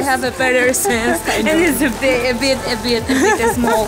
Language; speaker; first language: English; non-native, fluent; Spanish